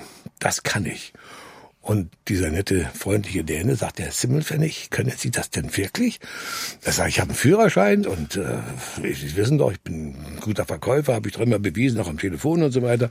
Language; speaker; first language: German; native; German